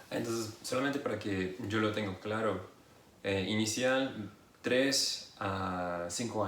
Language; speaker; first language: Spanish; non-native, fluent; English